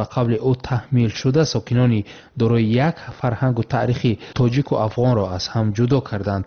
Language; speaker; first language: Tajik; native; Tajik